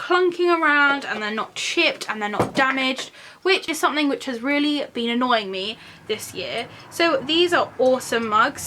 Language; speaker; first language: English; native; English